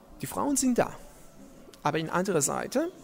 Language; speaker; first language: German; non-native, learner; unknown